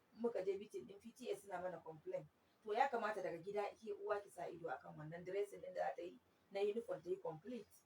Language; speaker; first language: Hausa; non-native, local second language; Fula